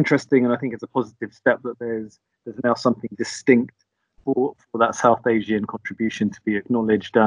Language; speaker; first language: English; native; English